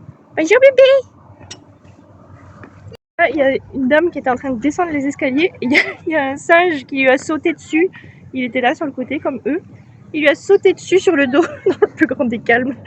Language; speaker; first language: French; native; French